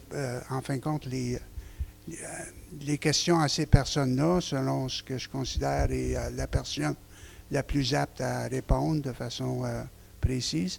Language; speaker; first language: French; native; French